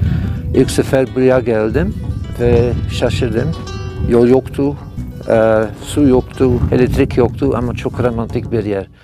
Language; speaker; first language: Turkish; non-native, fluent; Dutch